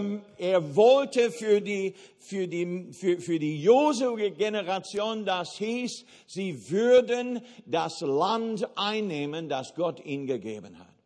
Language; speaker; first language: German; non-native, fluent; English